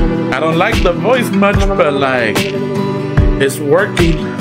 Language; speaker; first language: English; early bilingual, other home language; Spanish